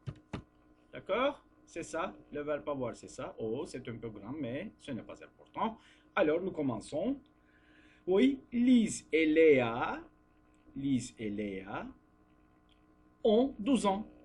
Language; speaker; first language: French; non-native, fluent; Turkish